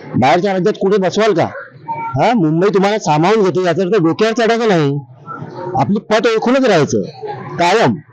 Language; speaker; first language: Marathi; native; Marathi